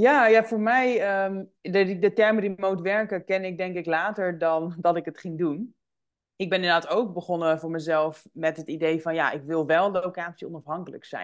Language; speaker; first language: Dutch; native; Dutch